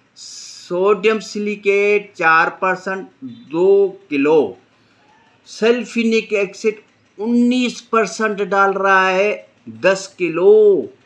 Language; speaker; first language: Urdu; non-native, local second language; Sindhi